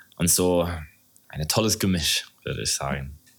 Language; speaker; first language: German; non-native, learner; English